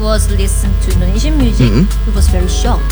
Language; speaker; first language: English; non-native, learner; Korean